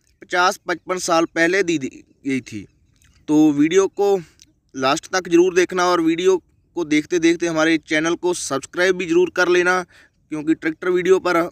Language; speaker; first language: Hindi; non-native, local second language; Punjabi